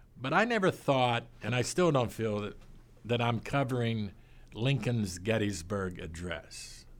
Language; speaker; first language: English; native; English